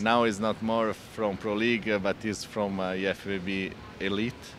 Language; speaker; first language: English; non-native, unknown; Italian